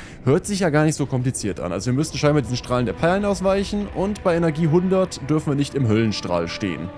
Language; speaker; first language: German; native; German